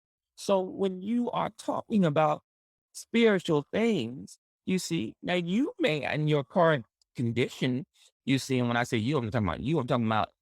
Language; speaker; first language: English; native; English